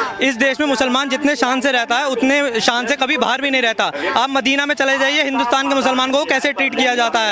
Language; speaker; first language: Hindi; native; Hindi